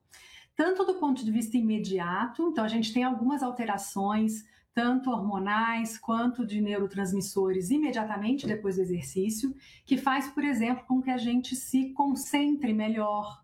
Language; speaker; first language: Portuguese; native; Portuguese